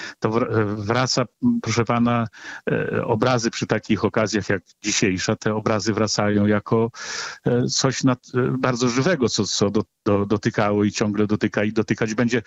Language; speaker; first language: Polish; native; Polish